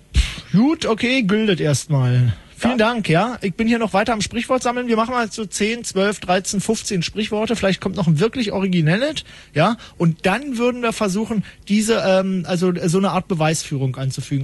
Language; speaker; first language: German; native; German